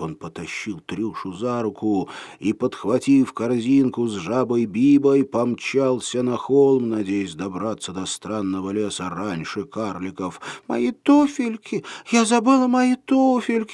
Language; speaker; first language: Russian; native; Russian